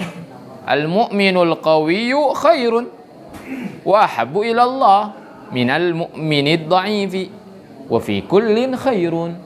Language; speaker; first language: Arabic; non-native, fluent; Indonesian